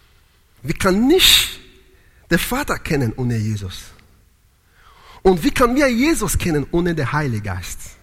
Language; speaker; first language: German; non-native, learner; Italian